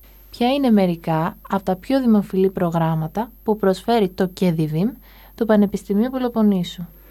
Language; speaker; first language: Greek; native; Greek